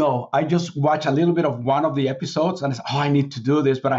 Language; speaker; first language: English; non-native, fluent; Spanish